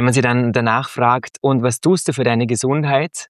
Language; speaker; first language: German; native; German